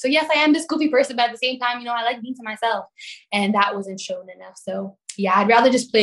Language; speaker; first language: English; native; English